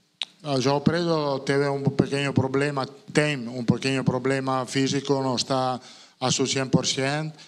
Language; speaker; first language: Portuguese; non-native, learner; Italian